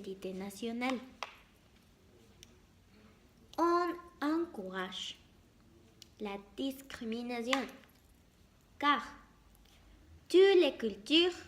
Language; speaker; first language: French; non-native, learner; Spanish